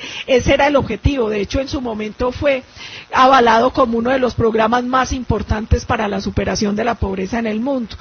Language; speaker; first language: Spanish; native; Spanish